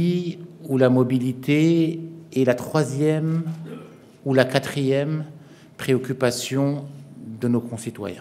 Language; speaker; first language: French; non-native, local second language; Arabic